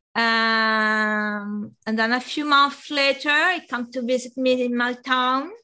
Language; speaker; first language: English; non-native, fluent; Italian